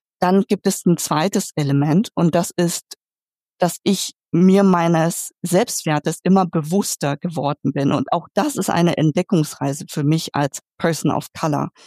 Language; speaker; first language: German; early bilingual, other home language; Vietnamese